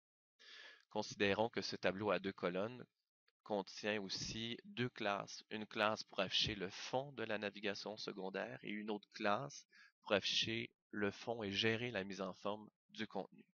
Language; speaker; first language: French; native; French